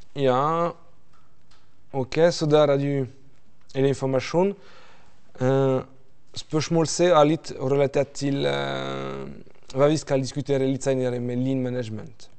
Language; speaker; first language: Norwegian; non-native, fluent; French